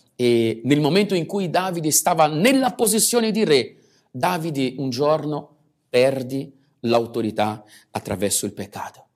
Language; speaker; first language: Italian; non-native, fluent; Portuguese